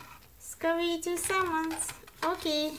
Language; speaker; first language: Swedish; non-native, learner; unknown